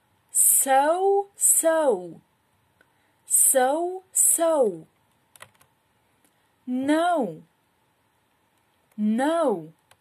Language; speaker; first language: English; non-native, fluent; Ukrainian